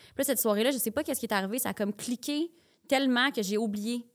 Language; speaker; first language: French; native; French